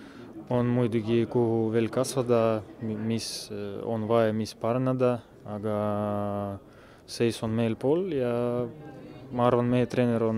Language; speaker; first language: Estonian; non-native, local second language; Russian